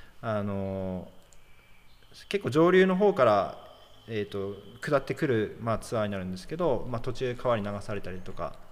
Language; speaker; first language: Japanese; native; Japanese